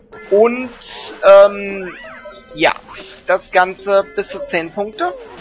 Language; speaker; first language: German; native; German